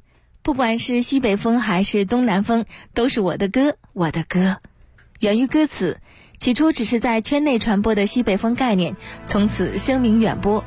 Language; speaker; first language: Chinese; native; Chinese